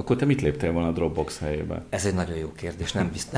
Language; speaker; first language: Hungarian; native; Hungarian